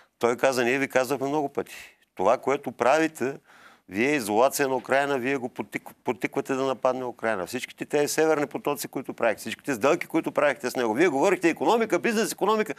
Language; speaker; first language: Bulgarian; native; Bulgarian